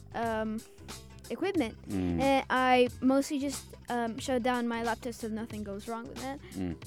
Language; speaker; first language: English; early bilingual, other home language; Azerbaijani